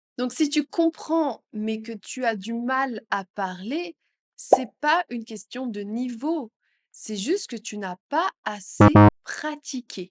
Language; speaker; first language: French; native; French